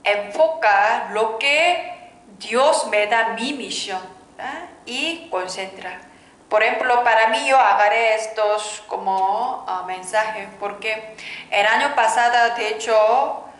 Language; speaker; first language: Spanish; non-native, learner; Korean